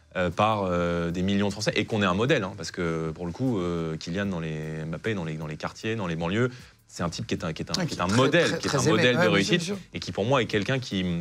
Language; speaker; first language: French; native; French